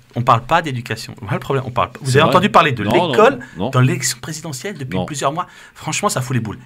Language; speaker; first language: French; native; French